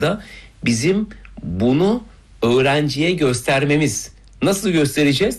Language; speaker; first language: Turkish; native; Turkish